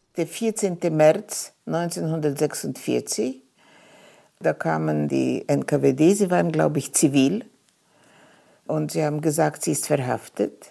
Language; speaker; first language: German; non-native, fluent; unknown